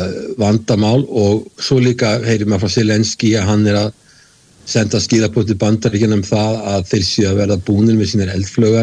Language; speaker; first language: Icelandic; native; Icelandic